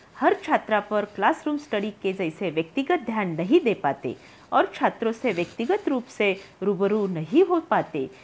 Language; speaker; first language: Hindi; non-native, local second language; Marathi